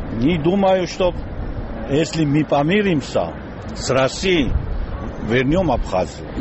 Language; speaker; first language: Russian; non-native, local second language; Georgian